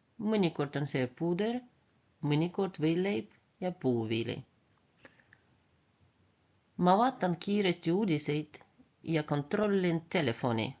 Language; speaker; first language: Estonian; non-native, local second language; Russian